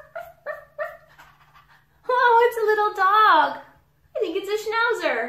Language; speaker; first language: English; native; English